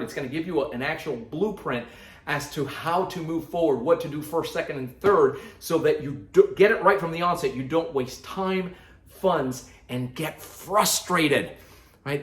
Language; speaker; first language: English; native; English